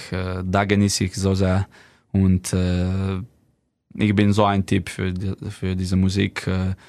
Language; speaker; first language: German; non-native, fluent; Slovenian